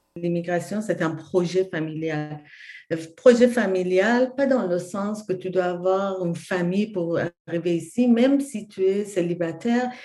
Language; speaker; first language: French; non-native, fluent; Persian